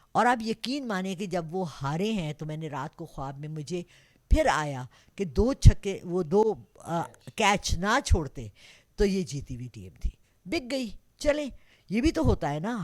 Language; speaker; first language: Urdu; non-native, local second language; Pashto